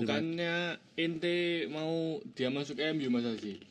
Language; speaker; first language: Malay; non-native, local second language; Javanese